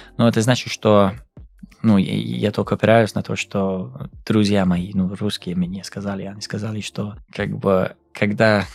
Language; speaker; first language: Russian; non-native, fluent; English